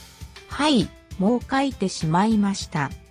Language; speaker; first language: Japanese; non-native, learner; English